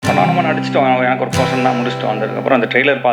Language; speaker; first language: Tamil; native; Tamil